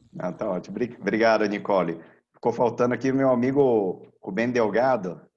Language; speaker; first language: Portuguese; native; Portuguese